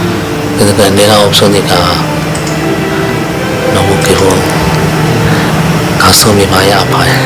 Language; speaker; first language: Korean; non-native, learner; Burmese